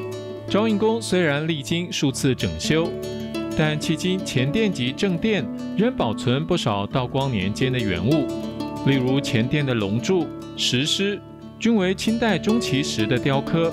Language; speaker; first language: Chinese; native; Chinese